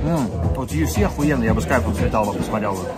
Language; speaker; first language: Russian; native; Russian